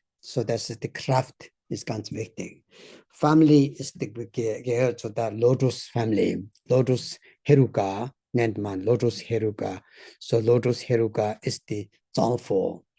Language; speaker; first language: German; non-native, learner; Tibetan